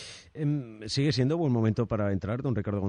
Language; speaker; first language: Spanish; native; Spanish